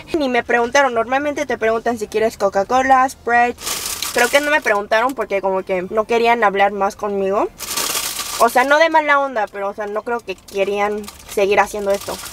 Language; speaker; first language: Spanish; early bilingual, other home language; Korean